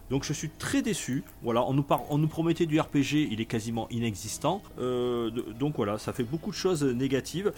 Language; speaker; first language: French; native; French